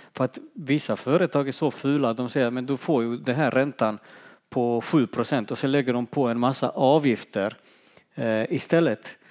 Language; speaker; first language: Swedish; non-native, fluent; Bosnian